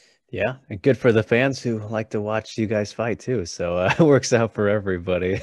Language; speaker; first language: English; native; English